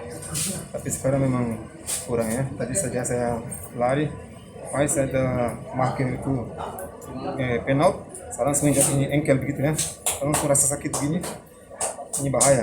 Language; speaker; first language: Indonesian; non-native, fluent; Portuguese